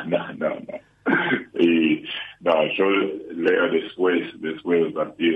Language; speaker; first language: Spanish; non-native, learner; English